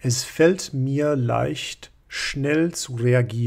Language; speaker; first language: German; non-native, fluent; English